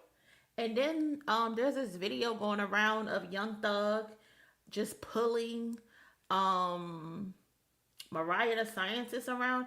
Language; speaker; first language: English; native; English